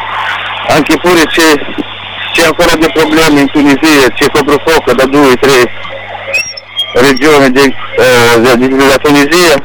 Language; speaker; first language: Italian; non-native, local second language; Arabic